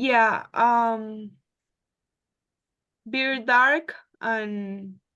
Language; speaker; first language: English; non-native, learner; Spanish